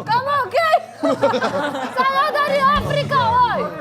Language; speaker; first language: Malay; non-native, learner; Russian